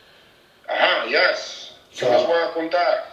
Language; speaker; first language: Spanish; early bilingual, heritage; Spanish